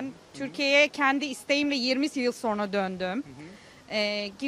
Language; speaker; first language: Turkish; early bilingual, heritage; Turkish